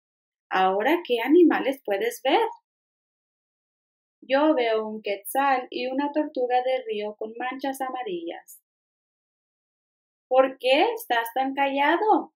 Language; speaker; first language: Spanish; early bilingual, heritage; Spanish